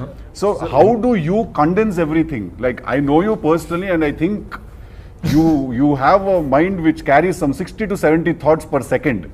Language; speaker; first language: Telugu; native; Telugu